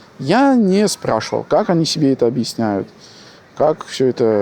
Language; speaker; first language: Russian; native; Russian